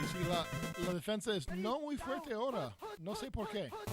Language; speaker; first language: Spanish; non-native, learner; English